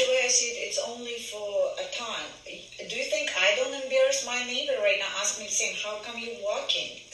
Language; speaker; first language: English; non-native, fluent; Ukrainian